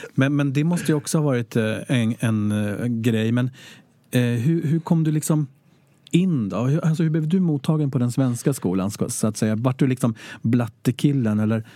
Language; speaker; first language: Swedish; native; Swedish